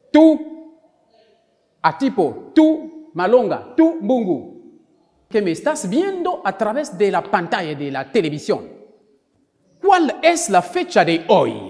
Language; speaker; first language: Spanish; non-native, local second language; French